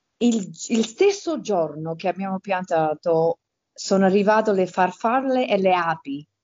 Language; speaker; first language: Italian; early bilingual, heritage; Italian